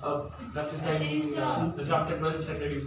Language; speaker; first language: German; non-native, learner; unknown